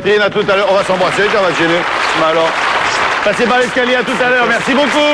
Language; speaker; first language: French; native; French